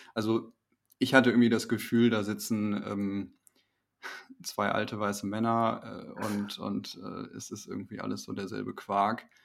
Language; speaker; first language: German; native; German